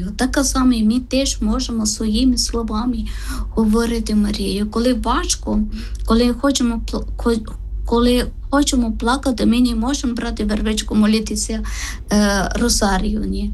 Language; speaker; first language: Ukrainian; non-native, learner; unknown